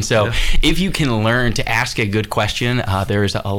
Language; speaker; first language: English; native; English